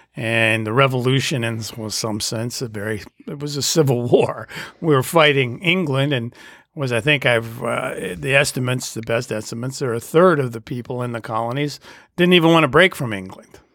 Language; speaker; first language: English; native; English